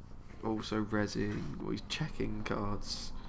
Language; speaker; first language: English; native; English